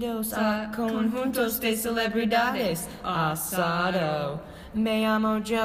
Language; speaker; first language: Spanish; non-native, learner; English